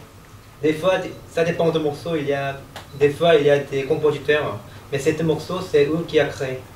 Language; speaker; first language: French; non-native, learner; Korean